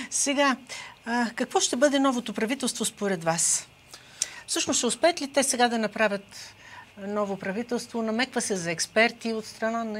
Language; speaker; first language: Bulgarian; native; Bulgarian